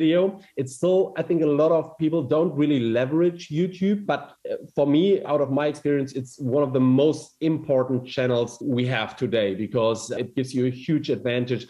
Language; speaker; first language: English; non-native, fluent; German